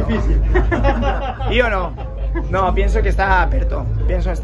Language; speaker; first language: Italian; non-native, learner; Spanish